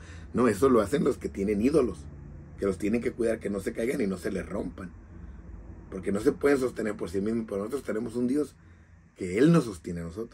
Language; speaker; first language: Spanish; native; Spanish